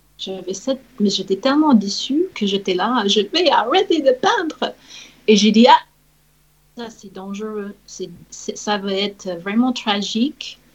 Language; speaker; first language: French; non-native, fluent; English